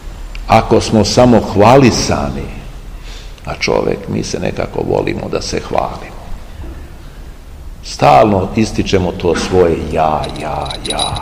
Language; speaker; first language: Serbian; native; Serbian